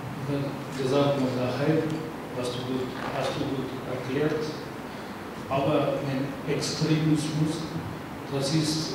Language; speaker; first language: German; non-native, learner; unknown